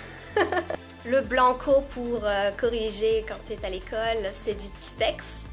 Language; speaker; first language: French; native; French